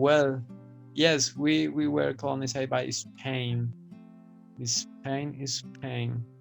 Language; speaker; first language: English; non-native, fluent; Spanish